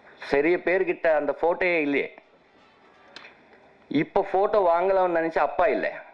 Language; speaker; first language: Tamil; non-native, learner; Telugu